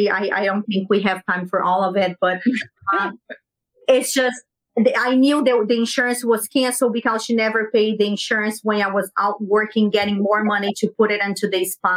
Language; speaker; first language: English; non-native, fluent; Portuguese